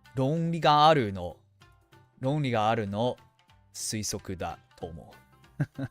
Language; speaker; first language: Japanese; non-native, fluent; English